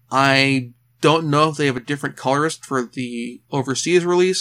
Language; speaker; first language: English; native; English